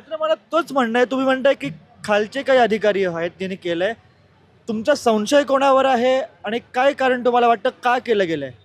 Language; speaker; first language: Marathi; native; Marathi